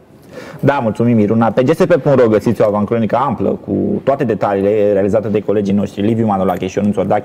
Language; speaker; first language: Romanian; native; Romanian